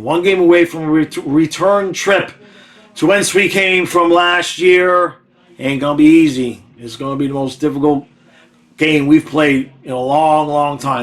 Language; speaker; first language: English; native; English